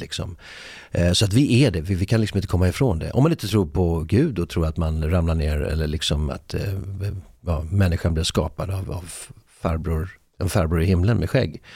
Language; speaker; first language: Swedish; native; Swedish